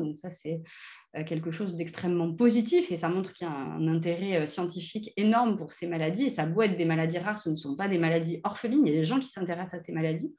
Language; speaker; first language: French; native; French